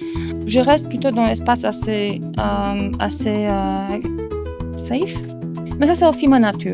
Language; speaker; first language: French; non-native, fluent; Polish